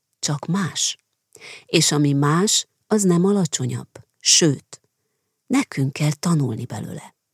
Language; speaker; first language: Hungarian; native; Hungarian